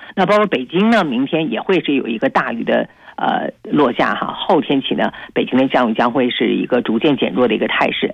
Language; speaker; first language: Chinese; native; Chinese